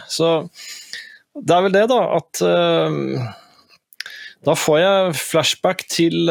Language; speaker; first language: Norwegian; native; Norwegian